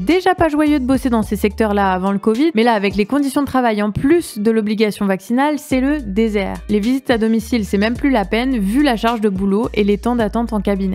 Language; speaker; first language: French; native; French